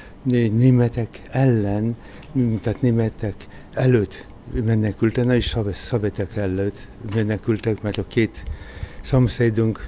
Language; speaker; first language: Hungarian; non-native, fluent; Polish